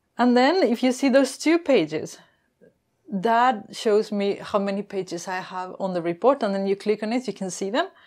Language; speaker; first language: English; non-native, fluent; Spanish